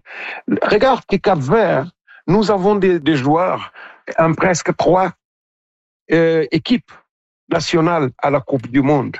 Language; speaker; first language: French; non-native, local second language; Portuguese